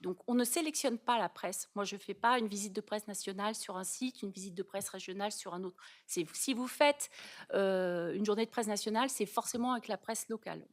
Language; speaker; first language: French; native; French